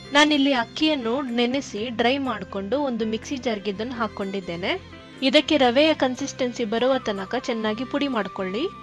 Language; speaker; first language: Kannada; non-native, local second language; Tulu